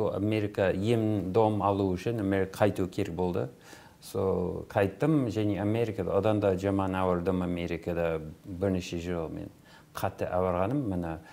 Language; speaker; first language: Kazakh; non-native, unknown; English